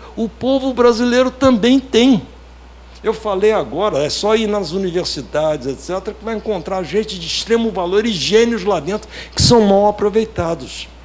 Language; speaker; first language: Portuguese; early bilingual, other home language; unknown